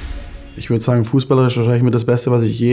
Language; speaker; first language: German; native; German